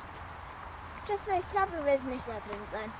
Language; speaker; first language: German; non-native, learner; English